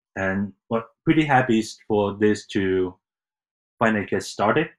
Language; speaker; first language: English; non-native, fluent; Chinese